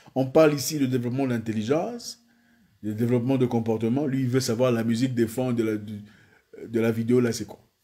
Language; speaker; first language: French; non-native, local second language; Swahili